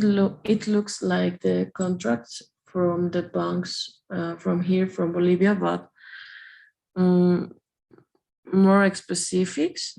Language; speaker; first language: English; non-native, learner; Spanish